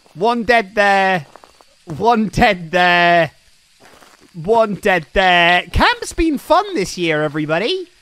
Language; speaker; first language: English; native; English